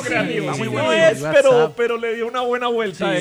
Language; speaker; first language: Spanish; native; Spanish